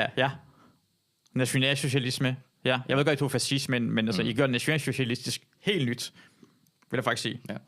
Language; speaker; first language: Danish; early bilingual, other home language; Persian